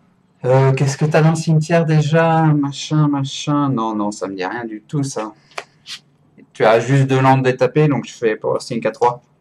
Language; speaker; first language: French; native; French